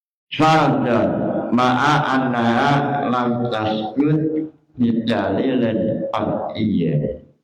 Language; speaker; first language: Arabic; non-native, fluent; Indonesian